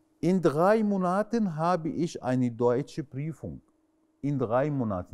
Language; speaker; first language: German; non-native, fluent; Arabic